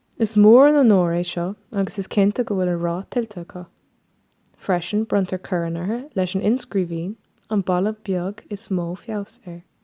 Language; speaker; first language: Irish; non-native, local second language; English